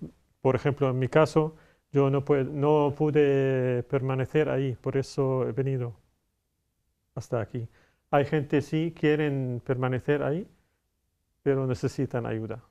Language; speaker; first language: Spanish; non-native, fluent; Arabic